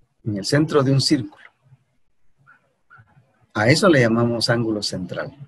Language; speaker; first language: Spanish; native; Spanish